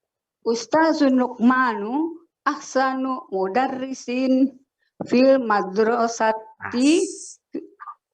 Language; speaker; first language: Arabic; non-native, learner; Indonesian